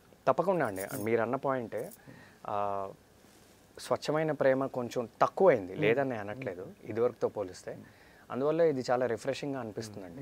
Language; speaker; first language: Telugu; native; Telugu